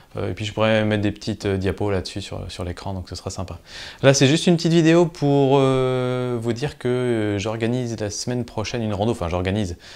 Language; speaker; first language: French; native; French